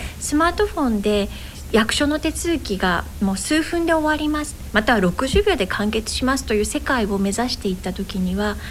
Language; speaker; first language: Japanese; native; Japanese